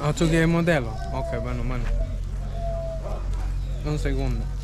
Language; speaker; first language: Spanish; non-native, fluent; English